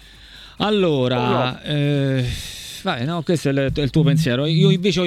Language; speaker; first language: Italian; native; Italian